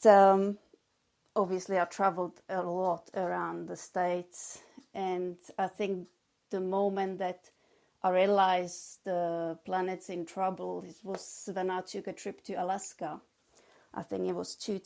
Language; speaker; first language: English; non-native, fluent; Czech